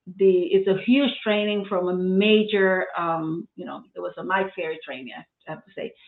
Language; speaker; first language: English; non-native, fluent; Spanish